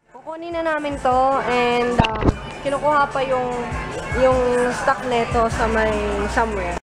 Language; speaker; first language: Filipino; early bilingual, heritage; Filipino